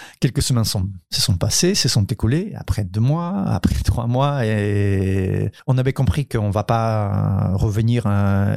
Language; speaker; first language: French; non-native, fluent; Ukrainian